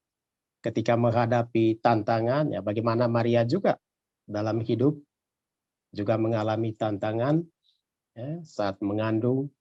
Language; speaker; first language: Indonesian; native; Indonesian